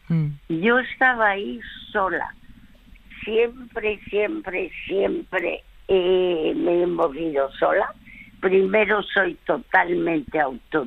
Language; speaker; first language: Spanish; early bilingual, other home language; French